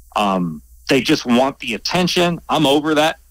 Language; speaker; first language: English; native; English